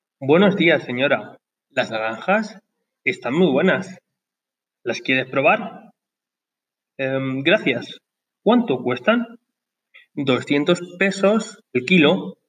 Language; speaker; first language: Spanish; non-native, learner; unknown